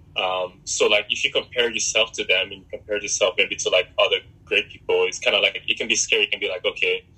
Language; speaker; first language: English; early bilingual, other home language; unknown